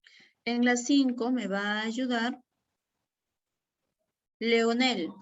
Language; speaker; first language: Spanish; native; Spanish